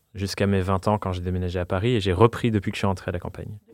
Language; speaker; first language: French; non-native, fluent; English